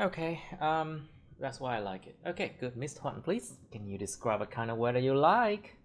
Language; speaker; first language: English; non-native, fluent; Vietnamese